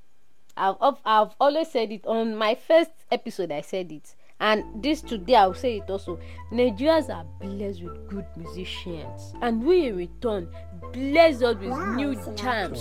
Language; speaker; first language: English; non-native, local second language; Yoruba